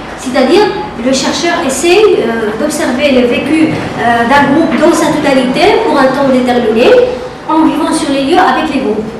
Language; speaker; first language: French; non-native, local second language; Arabic